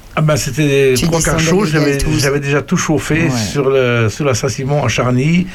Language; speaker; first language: French; native; French